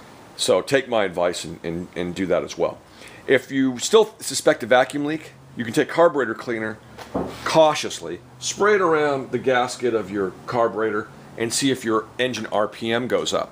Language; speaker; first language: English; native; English